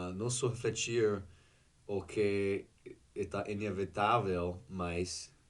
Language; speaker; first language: Portuguese; non-native, learner; English